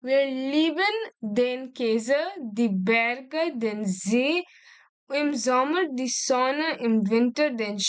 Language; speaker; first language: German; non-native, learner; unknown